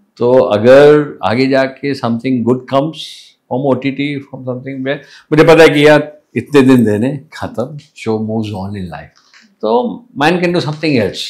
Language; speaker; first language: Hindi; non-native, local second language; English